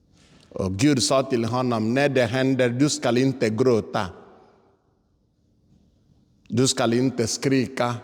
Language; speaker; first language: Swedish; non-native, fluent; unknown